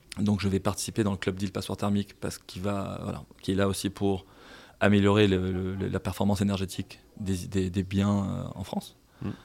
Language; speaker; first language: French; non-native, local second language; Arabic